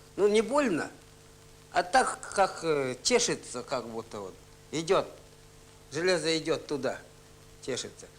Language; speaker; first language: Russian; non-native, local second language; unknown